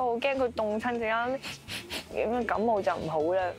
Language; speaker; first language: Cantonese; native; Cantonese